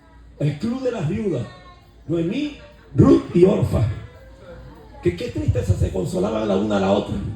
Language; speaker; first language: Spanish; native; Spanish